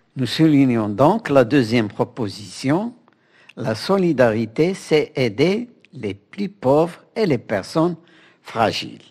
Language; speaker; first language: French; non-native, local second language; Arabic